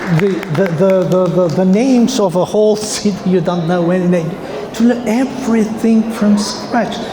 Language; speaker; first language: English; non-native, fluent; Albanian